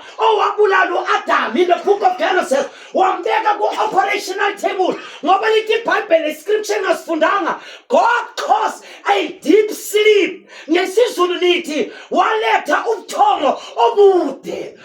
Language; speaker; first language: Zulu; non-native, local second language; Afrikaans